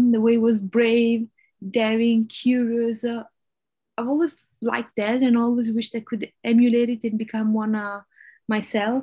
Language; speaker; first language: English; non-native, fluent; Italian